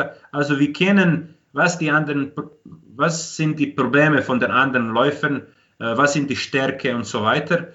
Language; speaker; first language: German; non-native, fluent; Croatian